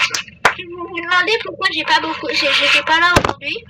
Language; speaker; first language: French; native; French